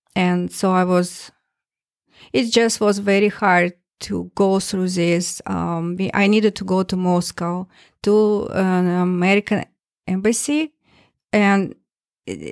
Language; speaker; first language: English; non-native, learner; Russian